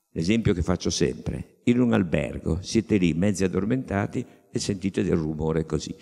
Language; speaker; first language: Italian; native; Italian